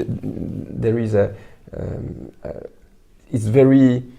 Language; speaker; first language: English; non-native, learner; French